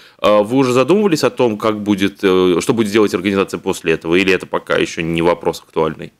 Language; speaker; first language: Russian; native; Russian